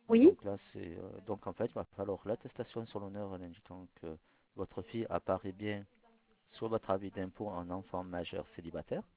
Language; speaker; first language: French; native; French